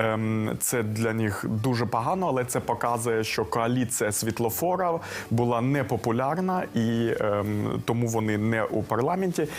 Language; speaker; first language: Ukrainian; non-native, local second language; Russian